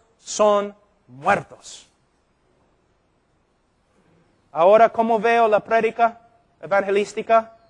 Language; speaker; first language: Spanish; non-native, fluent; English